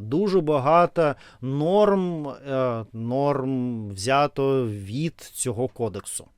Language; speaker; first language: Ukrainian; non-native, learner; Russian